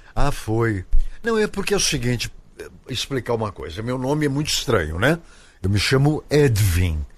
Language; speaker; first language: Portuguese; native; Portuguese